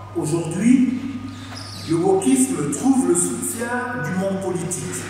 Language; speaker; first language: French; native; French